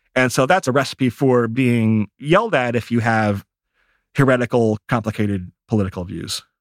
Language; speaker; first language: English; native; English